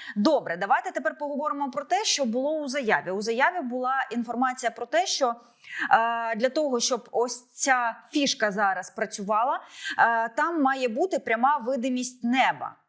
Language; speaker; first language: Ukrainian; native; Ukrainian